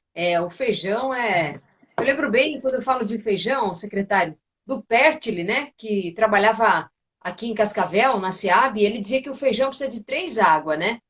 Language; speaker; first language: Portuguese; native; Portuguese